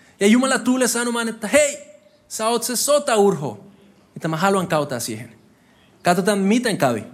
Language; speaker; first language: Finnish; non-native, fluent; Spanish